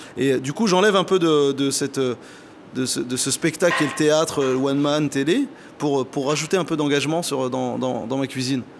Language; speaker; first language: French; early bilingual, other home language; Arabic